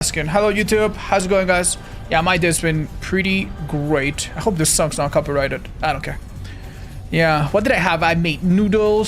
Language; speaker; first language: English; native; English